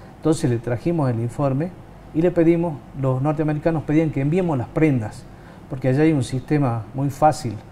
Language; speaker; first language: Spanish; native; Spanish